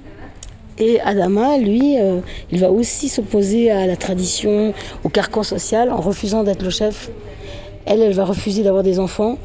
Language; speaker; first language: French; native; French